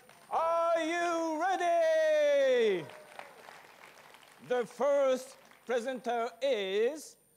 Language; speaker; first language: English; non-native, fluent; Japanese